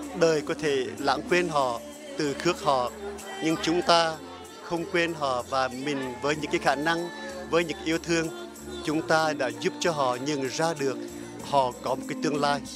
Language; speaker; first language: Vietnamese; native; Vietnamese